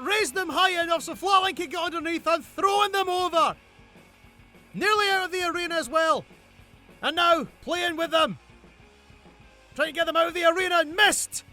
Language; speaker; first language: English; native; English